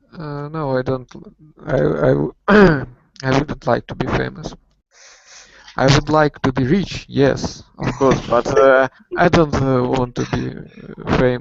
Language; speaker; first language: English; non-native, learner; Russian